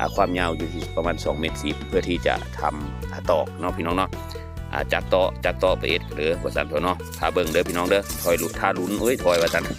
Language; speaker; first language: Thai; non-native, local second language; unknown